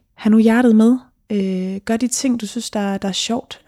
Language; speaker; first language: Danish; native; Danish